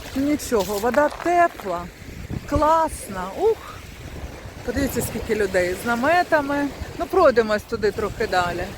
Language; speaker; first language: Ukrainian; non-native, local second language; Russian